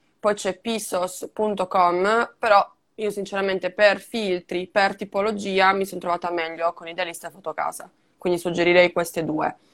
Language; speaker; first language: Italian; native; Italian